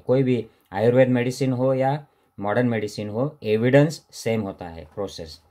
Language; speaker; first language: Hindi; non-native, local second language; Marathi